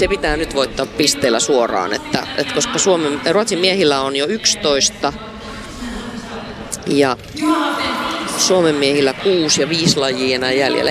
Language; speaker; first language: Finnish; native; Finnish